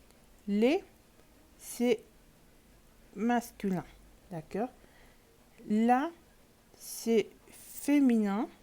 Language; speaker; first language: French; non-native, learner; Spanish